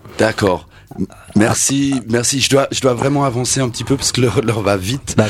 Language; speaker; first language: French; native; French